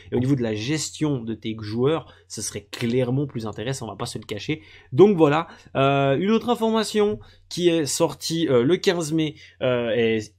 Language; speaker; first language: French; native; French